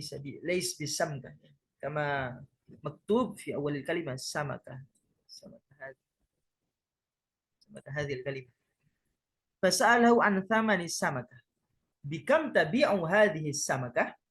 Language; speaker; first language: Arabic; non-native, fluent; Indonesian